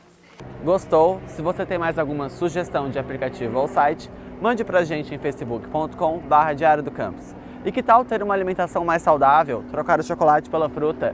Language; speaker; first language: Portuguese; native; Portuguese